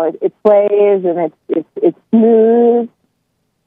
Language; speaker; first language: English; native; English